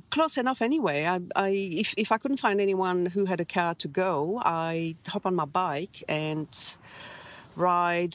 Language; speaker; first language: English; non-native, fluent; French